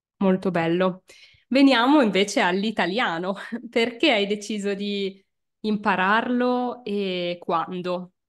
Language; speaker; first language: Italian; native; Italian